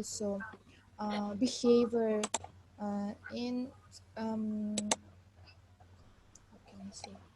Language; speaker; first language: English; non-native, fluent; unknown